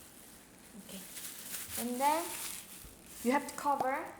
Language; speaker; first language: English; non-native, fluent; Korean